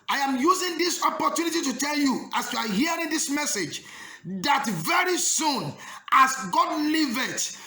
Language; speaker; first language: English; non-native, local second language; Yoruba